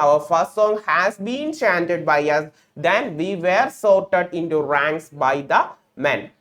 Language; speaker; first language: English; non-native, local second language; Malayalam